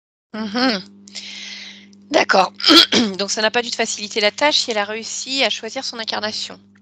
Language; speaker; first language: French; native; French